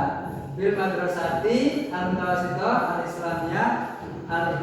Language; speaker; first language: Arabic; non-native, fluent; Indonesian